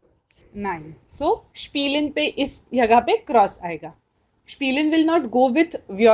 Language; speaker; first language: German; non-native, fluent; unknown